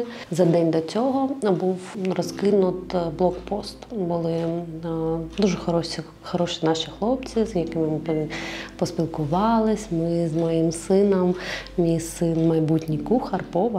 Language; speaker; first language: Ukrainian; non-native, local second language; Russian